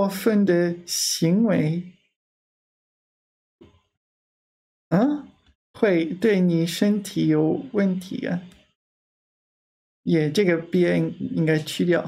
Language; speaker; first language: Chinese; non-native, learner; English